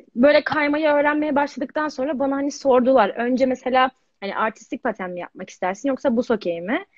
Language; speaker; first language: Turkish; native; Turkish